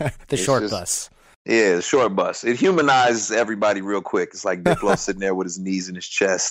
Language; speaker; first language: English; native; English